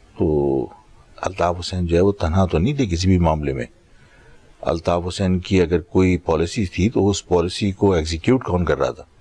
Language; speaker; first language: Urdu; native; Urdu